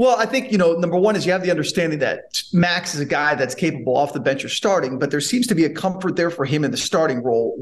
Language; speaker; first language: English; native; English